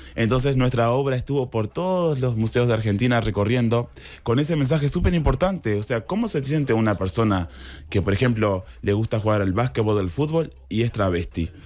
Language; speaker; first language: Spanish; native; Spanish